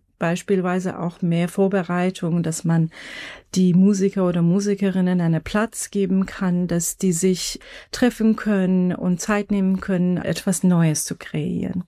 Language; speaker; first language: German; non-native, fluent; Persian